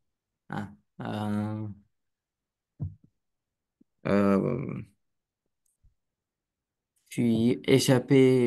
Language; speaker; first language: French; non-native, learner; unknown